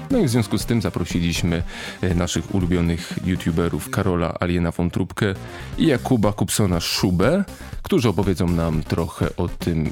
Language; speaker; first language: Polish; native; Polish